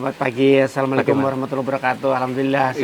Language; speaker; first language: Indonesian; native; Indonesian